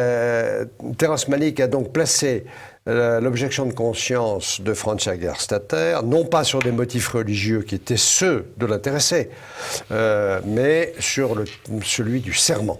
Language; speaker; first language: French; native; French